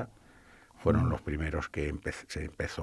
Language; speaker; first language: Spanish; native; Spanish